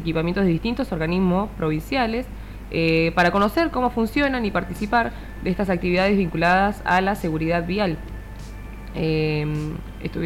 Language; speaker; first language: Spanish; native; Spanish